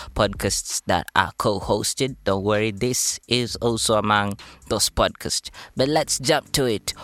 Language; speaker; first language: English; non-native, local second language; Luyia